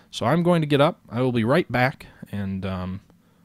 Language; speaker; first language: English; native; English